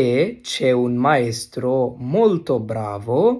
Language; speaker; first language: Italian; non-native, learner; Bangla